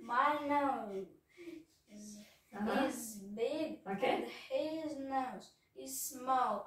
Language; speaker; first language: English; non-native, fluent; Russian